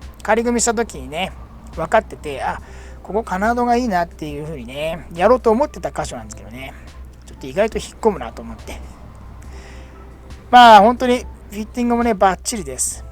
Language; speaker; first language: Japanese; native; Japanese